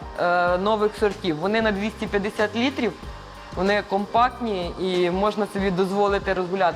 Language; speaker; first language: Ukrainian; native; Ukrainian